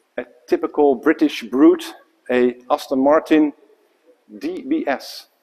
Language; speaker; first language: English; non-native, fluent; Dutch